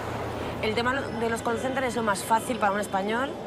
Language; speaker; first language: Spanish; native; Spanish